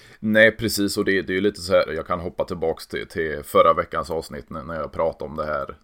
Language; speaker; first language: Swedish; native; Swedish